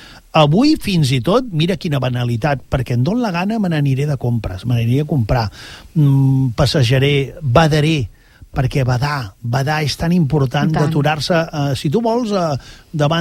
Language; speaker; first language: Catalan; native; Catalan